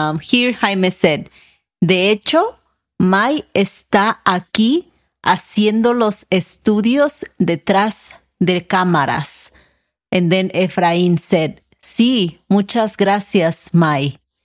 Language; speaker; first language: Spanish; native; Spanish